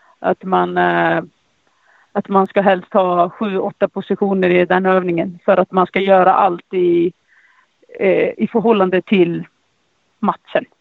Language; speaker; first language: Swedish; non-native, fluent; Icelandic